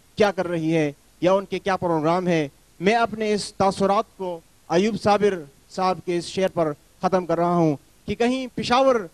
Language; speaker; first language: Urdu; non-native, local second language; Northern Hindko